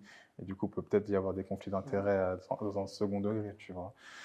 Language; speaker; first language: French; native; French